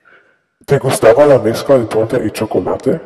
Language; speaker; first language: Spanish; non-native, learner; English